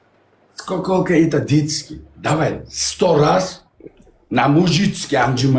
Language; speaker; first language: Russian; non-native, local second language; Uzbek